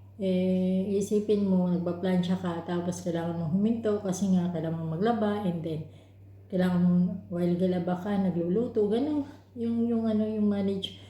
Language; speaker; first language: Filipino; non-native, local second language; Cebuano